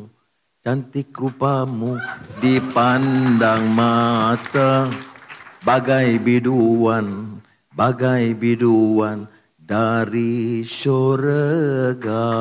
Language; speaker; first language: Malay; native; Malay